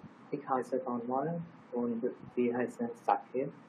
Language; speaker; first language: German; non-native, learner; Bangla